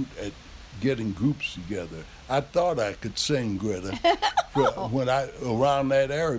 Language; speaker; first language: English; native; English